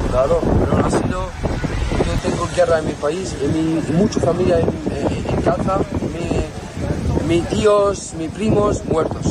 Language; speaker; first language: Spanish; non-native, learner; Arabic